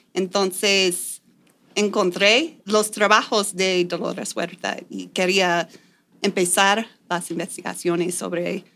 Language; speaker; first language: Spanish; non-native, fluent; English